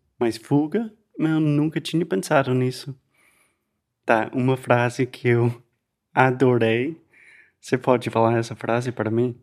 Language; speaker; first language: Portuguese; non-native, fluent; English